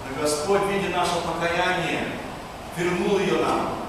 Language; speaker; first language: Russian; early bilingual, heritage; Russian